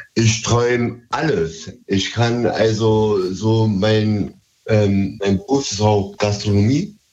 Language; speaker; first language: German; early bilingual, other home language; Turkish